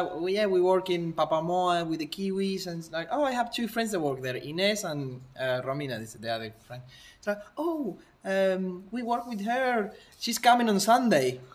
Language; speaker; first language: English; non-native, fluent; Spanish